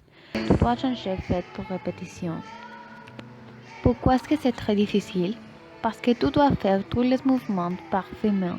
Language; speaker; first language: French; non-native, learner; Spanish